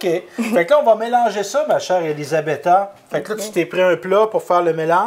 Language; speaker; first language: French; native; French